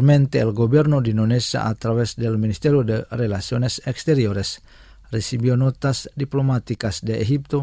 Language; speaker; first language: Spanish; non-native, fluent; Indonesian